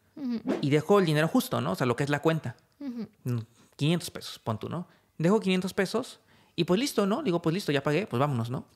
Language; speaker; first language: Spanish; native; Spanish